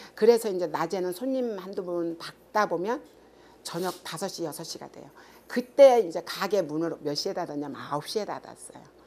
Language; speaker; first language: Korean; native; Korean